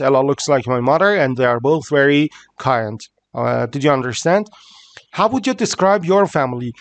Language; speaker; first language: English; non-native, fluent; Persian